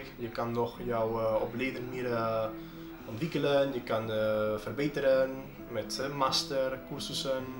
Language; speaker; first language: Dutch; non-native, fluent; Spanish